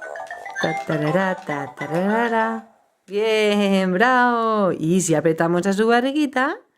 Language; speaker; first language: Spanish; native; Spanish